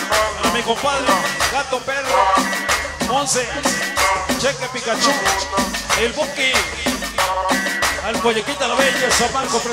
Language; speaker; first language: Spanish; native; Spanish